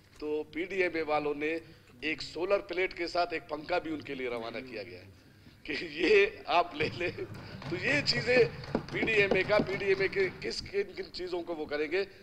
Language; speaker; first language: Urdu; non-native, local second language; Brahui